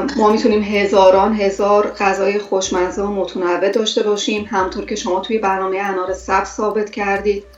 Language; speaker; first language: Persian; non-native, local second language; Armenian